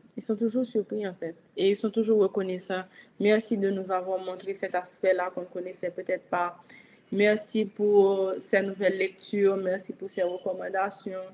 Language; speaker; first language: French; native; French